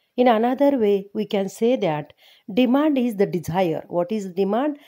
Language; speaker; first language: English; non-native, local second language; Marathi